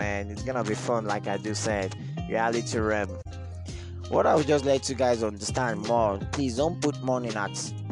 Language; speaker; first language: English; non-native, local second language; Yoruba